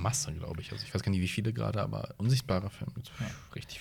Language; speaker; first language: German; native; German